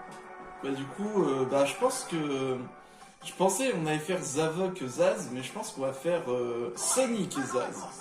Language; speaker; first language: French; native; French